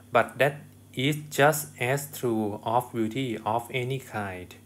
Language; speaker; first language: English; non-native, fluent; Thai